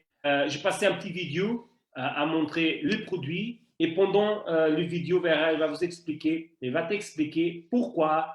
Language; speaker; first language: French; non-native, fluent; Portuguese